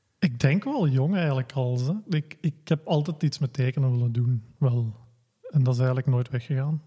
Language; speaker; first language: Dutch; native; Dutch